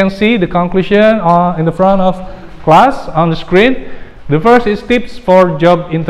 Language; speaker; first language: English; non-native, fluent; Indonesian